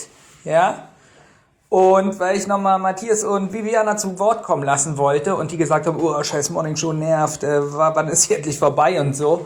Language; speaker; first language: German; native; German